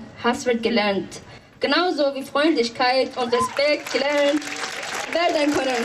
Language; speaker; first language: German; non-native, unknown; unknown